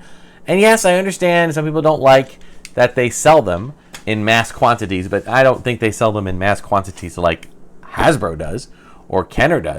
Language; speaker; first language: English; native; English